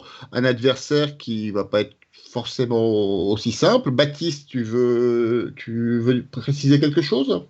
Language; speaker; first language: French; native; French